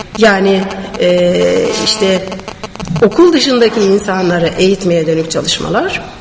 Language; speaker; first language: Turkish; native; Turkish